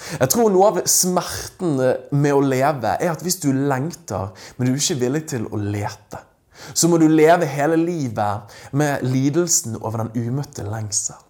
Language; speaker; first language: Norwegian; native; Norwegian